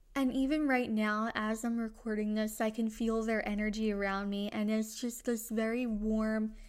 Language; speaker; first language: English; native; English